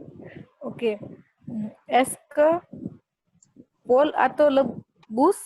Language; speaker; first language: French; non-native, learner; Hindi